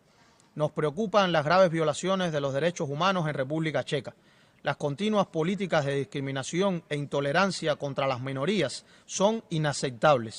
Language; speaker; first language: Spanish; native; Spanish